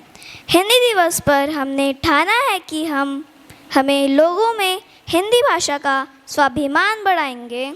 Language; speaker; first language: Hindi; native; Hindi